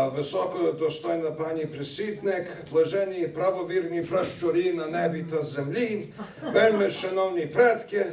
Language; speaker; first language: Ukrainian; early bilingual, heritage; Ukrainian